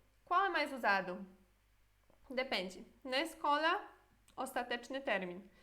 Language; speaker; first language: Portuguese; non-native, fluent; Polish